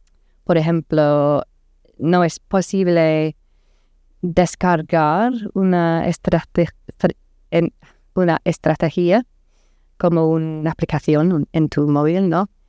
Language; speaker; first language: Spanish; non-native, learner; English